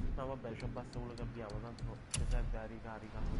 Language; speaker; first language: Italian; native; Italian